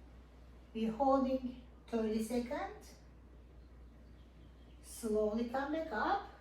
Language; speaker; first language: English; non-native, fluent; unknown